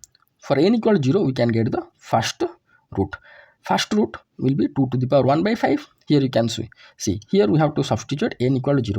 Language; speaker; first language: English; non-native, local second language; Odia